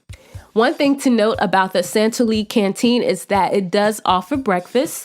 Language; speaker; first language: English; native; English